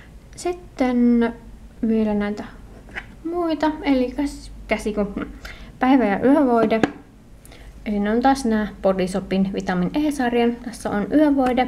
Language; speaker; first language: Finnish; native; Finnish